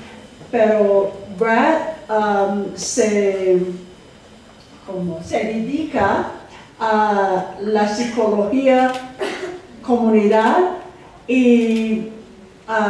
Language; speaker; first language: Spanish; non-native, fluent; English